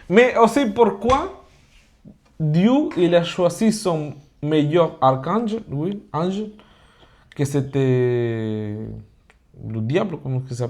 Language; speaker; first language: French; non-native, fluent; Spanish